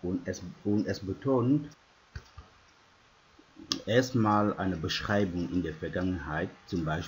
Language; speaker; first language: German; non-native, fluent; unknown